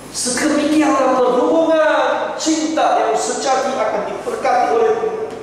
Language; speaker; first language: Malay; non-native, local second language; Chinese